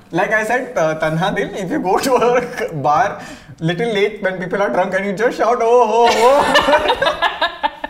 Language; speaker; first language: English; non-native, local second language; Hindi